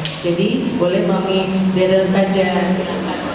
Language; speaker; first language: Indonesian; native; Indonesian